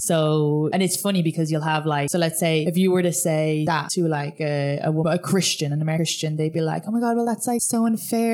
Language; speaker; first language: English; native; English